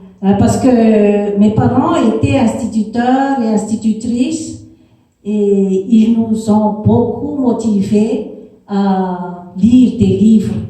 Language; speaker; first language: French; non-native, local second language; Malagasy